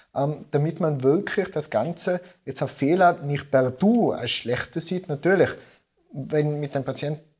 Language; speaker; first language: German; native; German